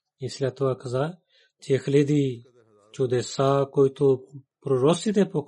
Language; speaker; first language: Bulgarian; non-native, learner; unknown